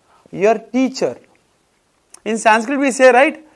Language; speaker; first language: English; non-native, local second language; Tamil